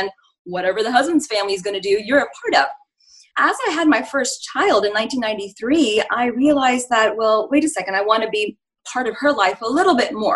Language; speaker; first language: English; native; English